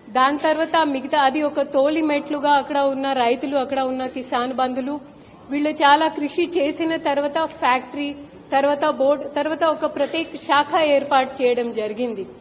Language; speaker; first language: Telugu; non-native, fluent; Hindi